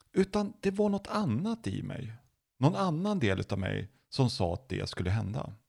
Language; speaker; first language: Swedish; native; Swedish